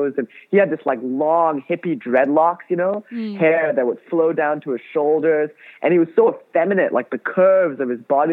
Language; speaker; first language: English; non-native, local second language; Tamil